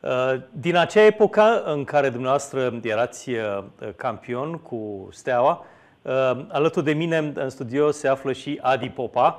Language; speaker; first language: Romanian; native; Romanian